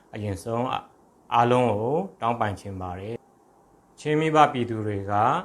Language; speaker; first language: Burmese; non-native, local second language; Hakha Chin